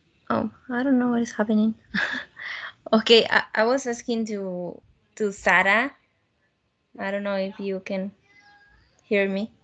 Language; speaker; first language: English; non-native, fluent; Spanish